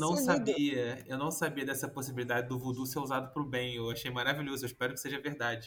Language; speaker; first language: Portuguese; native; Portuguese